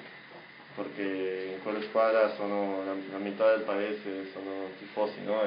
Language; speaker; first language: Italian; non-native, learner; Spanish